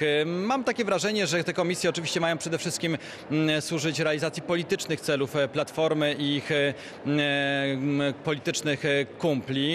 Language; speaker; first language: Polish; native; Polish